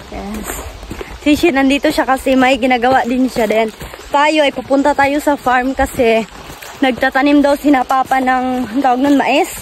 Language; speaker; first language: Filipino; non-native, local second language; Cebuano